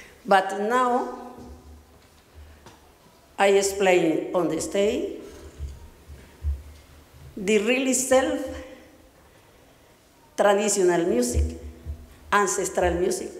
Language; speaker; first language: English; non-native, learner; Spanish